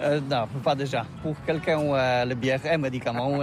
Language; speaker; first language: French; non-native, learner; Polish